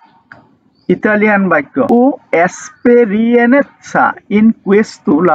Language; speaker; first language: Italian; non-native, learner; Bangla